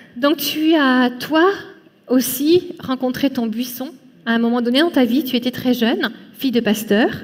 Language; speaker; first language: French; native; French